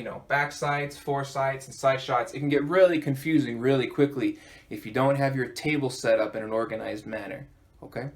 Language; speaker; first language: English; native; English